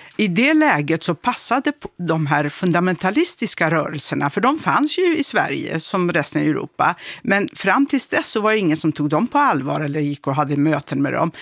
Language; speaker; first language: Swedish; non-native, fluent; Kurdish